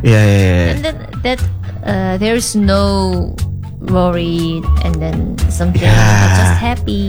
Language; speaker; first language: English; non-native, learner; Korean